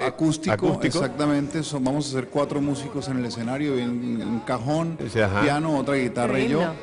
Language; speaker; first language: Spanish; native; Spanish